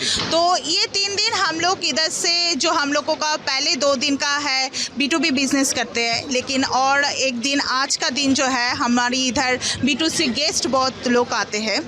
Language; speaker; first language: Hindi; non-native, local second language; Bangla